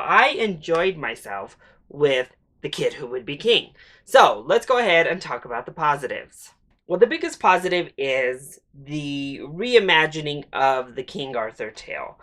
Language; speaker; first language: English; native; English